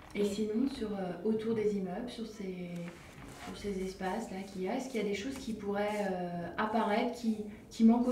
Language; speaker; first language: French; native; French